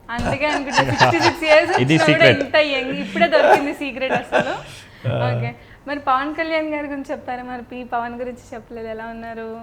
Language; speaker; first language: Telugu; native; Telugu